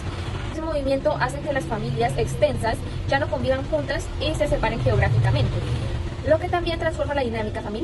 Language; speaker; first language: Spanish; native; Spanish